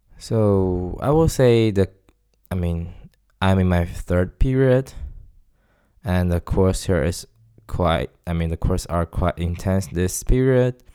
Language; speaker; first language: English; non-native, fluent; Chinese